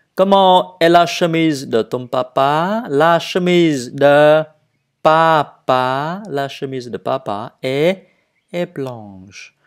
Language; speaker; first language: French; non-native, fluent; Vietnamese